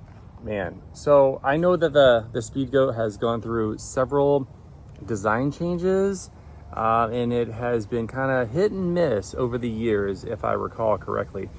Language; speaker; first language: English; native; English